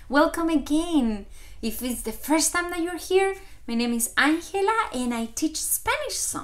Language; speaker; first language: English; non-native, fluent; Spanish